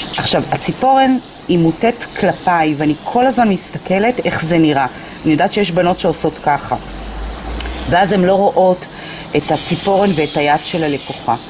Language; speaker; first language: Hebrew; native; Hebrew